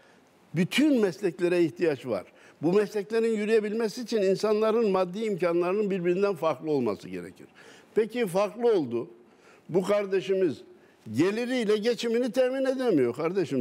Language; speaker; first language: Turkish; native; Turkish